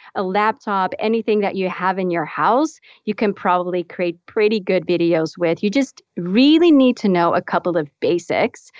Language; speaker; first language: English; non-native, fluent; Dutch